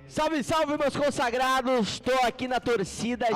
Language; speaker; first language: Portuguese; native; Portuguese